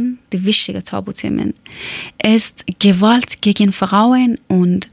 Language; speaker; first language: German; non-native, learner; Persian